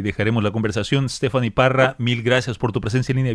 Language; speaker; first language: Spanish; native; Spanish